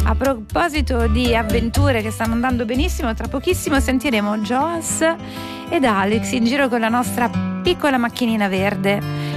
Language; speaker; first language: Italian; native; Italian